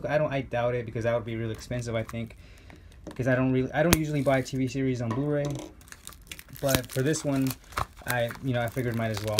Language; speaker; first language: English; native; English